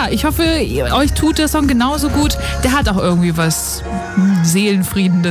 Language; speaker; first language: German; native; German